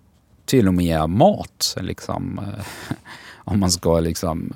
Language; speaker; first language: Swedish; non-native, learner; Arabic